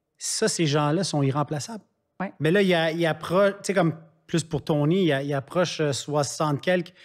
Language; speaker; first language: French; native; French